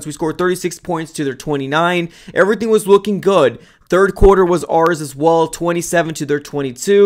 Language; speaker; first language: English; native; English